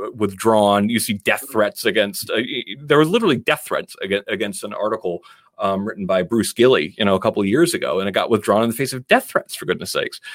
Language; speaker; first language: English; native; English